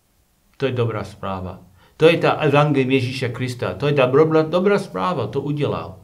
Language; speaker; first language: Czech; non-native, learner; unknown